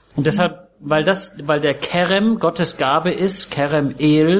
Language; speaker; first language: German; native; German